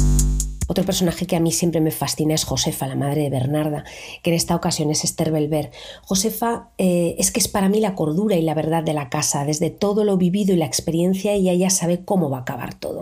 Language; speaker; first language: Spanish; native; Spanish